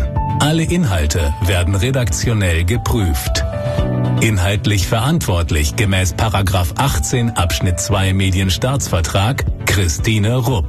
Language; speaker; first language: German; native; German